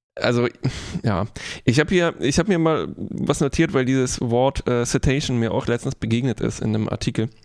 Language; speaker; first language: German; non-native, fluent; Polish